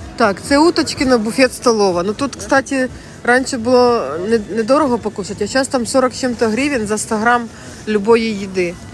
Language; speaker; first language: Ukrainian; native; Ukrainian